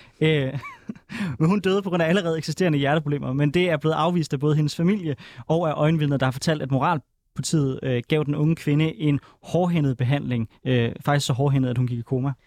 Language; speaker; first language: Danish; native; Danish